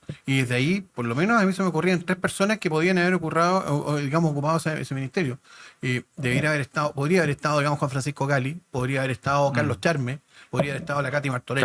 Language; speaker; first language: Spanish; native; Spanish